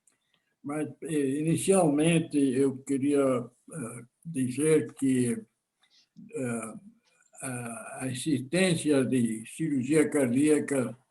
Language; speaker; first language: Portuguese; non-native, fluent; Spanish